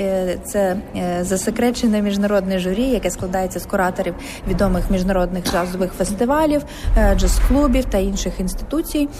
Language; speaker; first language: Ukrainian; native; Ukrainian